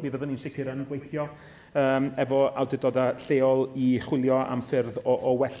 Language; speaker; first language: Welsh; native; Welsh